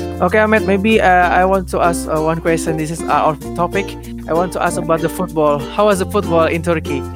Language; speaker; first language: English; non-native, learner; Indonesian